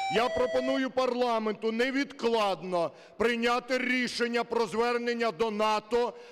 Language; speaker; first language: Ukrainian; native; Ukrainian